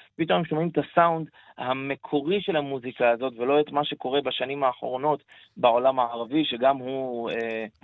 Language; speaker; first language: Hebrew; early bilingual, other home language; Arabic